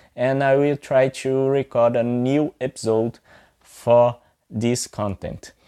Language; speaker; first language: English; non-native, fluent; Portuguese